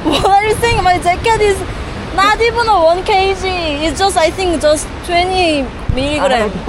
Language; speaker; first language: English; non-native, learner; Korean